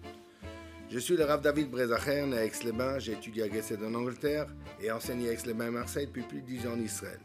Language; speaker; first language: French; native; French